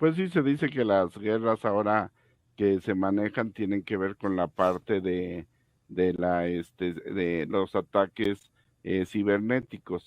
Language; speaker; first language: Spanish; native; Spanish